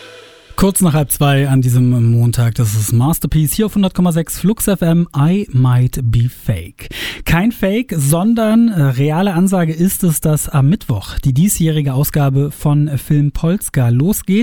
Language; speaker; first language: German; native; German